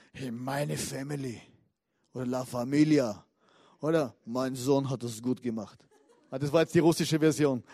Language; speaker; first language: German; native; German